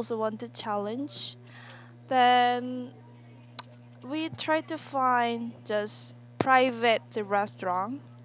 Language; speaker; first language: English; non-native, learner; Korean